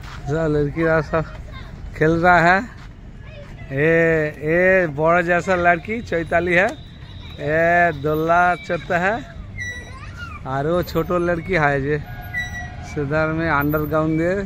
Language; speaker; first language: Hindi; non-native, local second language; Bangla